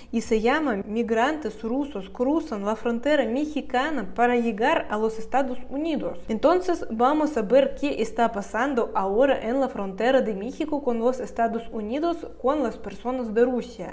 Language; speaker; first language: Spanish; non-native, fluent; Russian